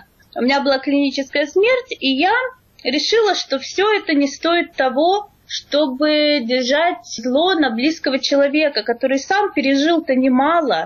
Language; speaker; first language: Russian; native; Russian